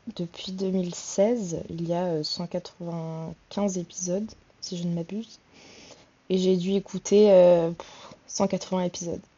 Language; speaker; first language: French; native; French